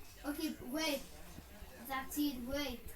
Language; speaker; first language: English; non-native, learner; Greek